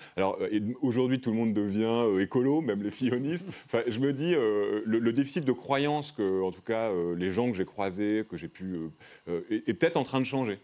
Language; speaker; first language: French; native; French